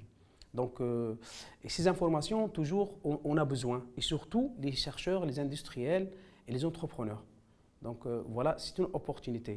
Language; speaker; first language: French; non-native, local second language; Arabic